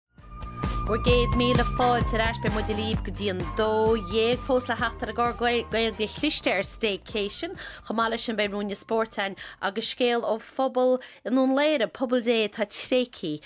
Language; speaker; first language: Irish; native; Irish